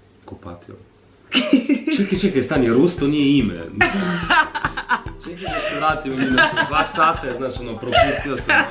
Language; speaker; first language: Bosnian; native; Bosnian